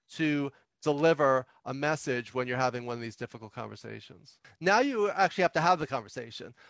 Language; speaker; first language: English; native; English